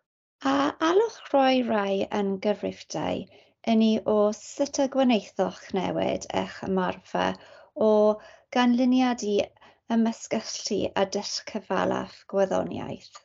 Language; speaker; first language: Welsh; non-native, learner; English